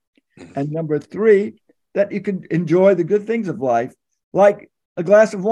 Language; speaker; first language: English; native; English